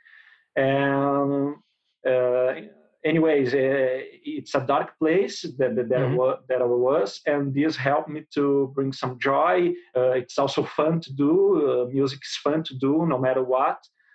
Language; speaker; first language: English; non-native, learner; Portuguese